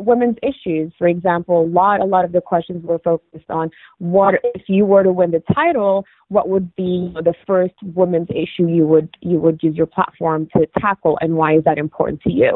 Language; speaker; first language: English; non-native, fluent; Arabic